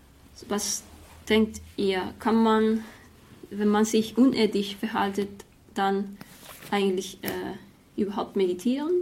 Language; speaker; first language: German; non-native, fluent; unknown